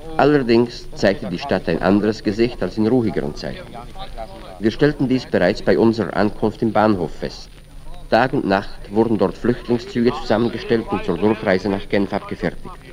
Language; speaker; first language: German; native; German